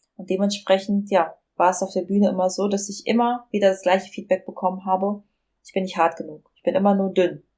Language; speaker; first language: German; native; German